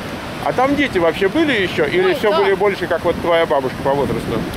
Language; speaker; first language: Russian; native; Russian